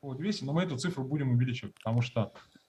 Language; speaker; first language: Russian; native; Russian